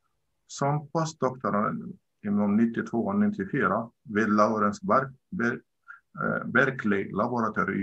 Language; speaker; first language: Swedish; non-native, learner; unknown